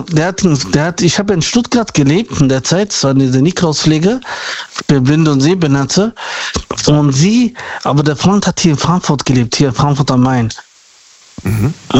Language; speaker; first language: German; native; German